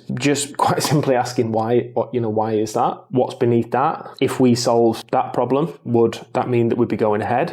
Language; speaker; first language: English; native; English